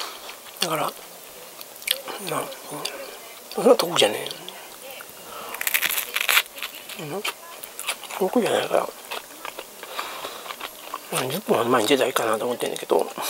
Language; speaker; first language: Japanese; native; Japanese